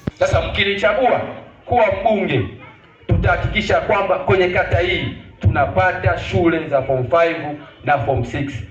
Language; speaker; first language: Swahili; native; Swahili